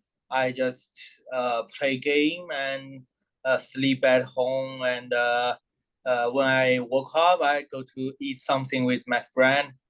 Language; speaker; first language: English; non-native, learner; Thai